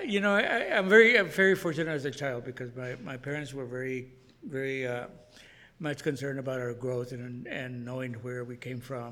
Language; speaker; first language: English; native; English